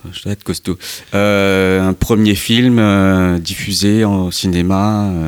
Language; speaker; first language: French; non-native, local second language; Morisyen